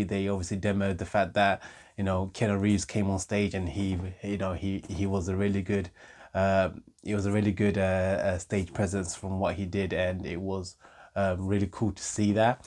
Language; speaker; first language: English; native; English